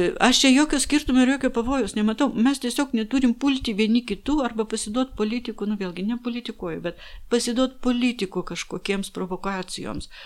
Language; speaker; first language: Lithuanian; non-native, local second language; Polish